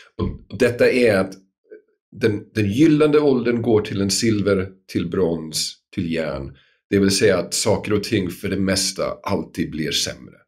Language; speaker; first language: Swedish; non-native, fluent; English